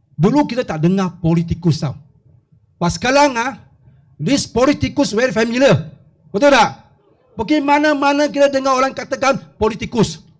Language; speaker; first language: Malay; non-native, local second language; Chinese